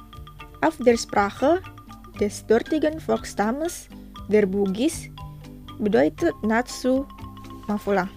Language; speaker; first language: German; non-native, fluent; Indonesian